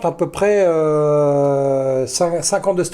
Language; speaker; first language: French; native; French